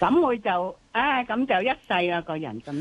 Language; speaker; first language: Cantonese; native; Cantonese